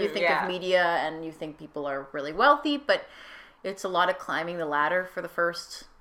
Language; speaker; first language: English; native; English